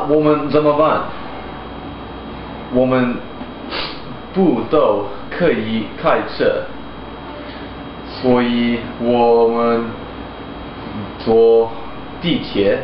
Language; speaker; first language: Chinese; non-native, learner; English